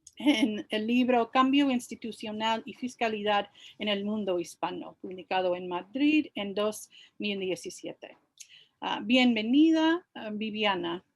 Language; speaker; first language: Spanish; non-native, fluent; English